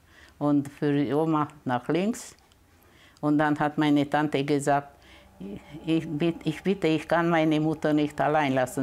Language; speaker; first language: German; early bilingual, heritage; German